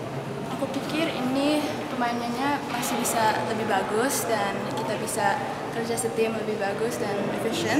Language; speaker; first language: Indonesian; early bilingual, heritage; English